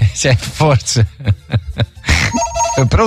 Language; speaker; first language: Italian; native; Italian